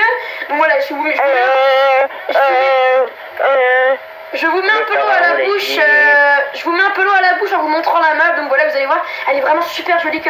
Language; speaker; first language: French; native; French